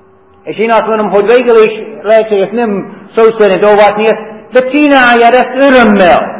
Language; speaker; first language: Hungarian; non-native, fluent; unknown